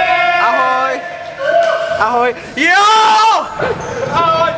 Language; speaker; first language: Czech; native; Czech